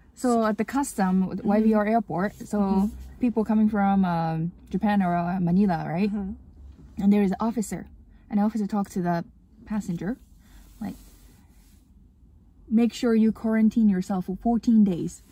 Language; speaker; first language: English; non-native, fluent; Japanese